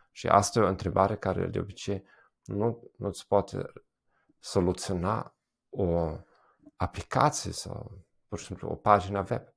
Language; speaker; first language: Romanian; non-native, fluent; German